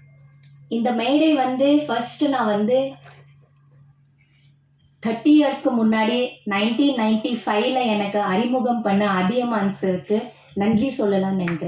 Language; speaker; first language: Tamil; non-native, fluent; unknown